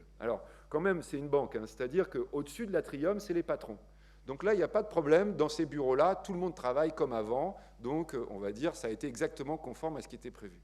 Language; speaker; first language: French; native; French